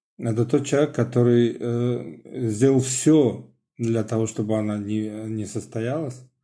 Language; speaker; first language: Russian; non-native, local second language; Tajik